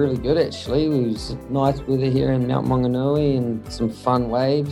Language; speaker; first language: English; native; English